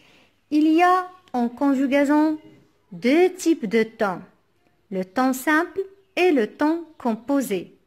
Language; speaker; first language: French; non-native, local second language; Arabic